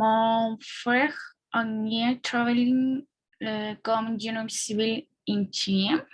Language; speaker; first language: French; non-native, learner; Spanish